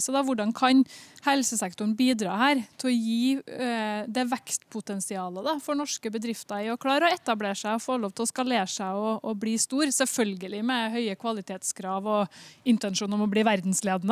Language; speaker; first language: Norwegian; native; Norwegian